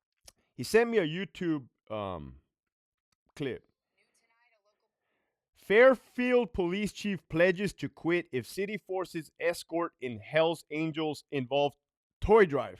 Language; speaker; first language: English; native; English